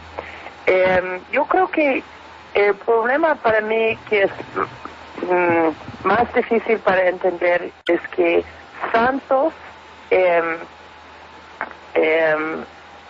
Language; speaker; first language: Spanish; non-native, fluent; English